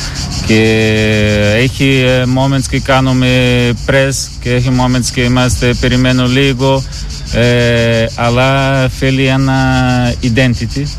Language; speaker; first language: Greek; non-native, learner; Portuguese